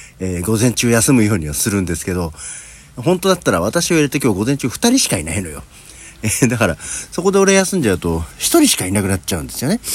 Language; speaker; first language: Japanese; native; Japanese